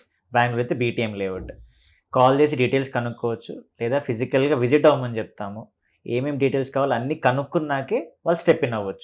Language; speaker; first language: Telugu; native; Telugu